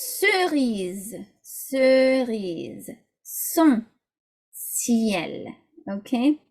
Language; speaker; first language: French; non-native, fluent; English